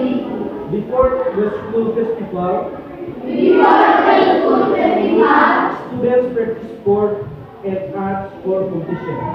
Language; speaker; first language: English; non-native, learner; Indonesian